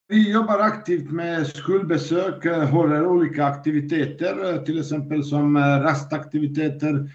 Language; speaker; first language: Swedish; non-native, fluent; Serbian